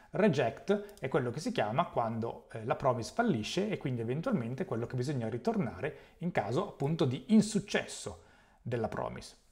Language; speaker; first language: Italian; native; Italian